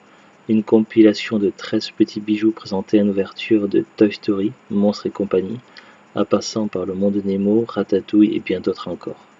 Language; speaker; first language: French; native; French